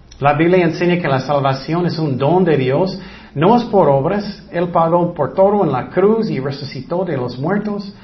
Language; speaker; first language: Spanish; non-native, fluent; English